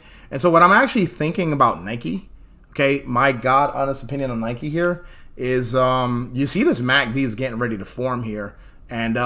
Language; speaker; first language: English; native; English